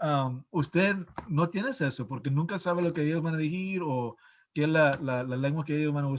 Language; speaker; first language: Spanish; early bilingual, heritage; English